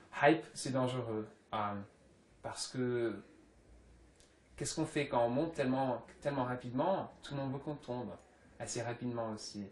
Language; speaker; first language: French; early bilingual, other home language; English